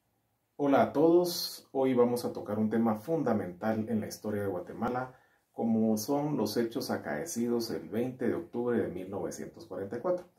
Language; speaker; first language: Spanish; native; Spanish